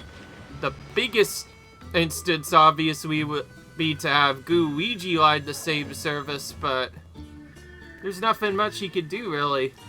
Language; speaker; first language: English; native; English